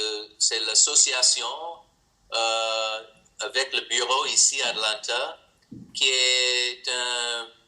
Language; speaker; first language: French; non-native, learner; English